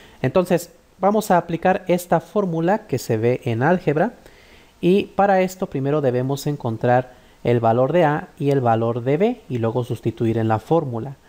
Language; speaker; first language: Spanish; native; Spanish